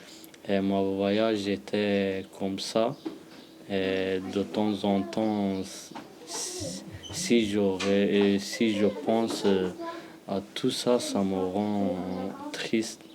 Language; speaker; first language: French; non-native, learner; Pashto